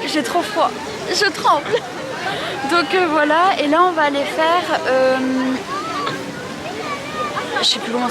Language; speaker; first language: French; native; French